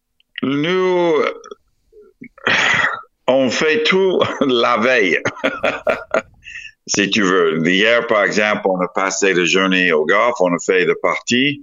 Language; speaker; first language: French; non-native, fluent; English